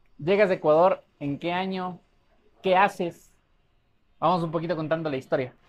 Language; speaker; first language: Spanish; native; Spanish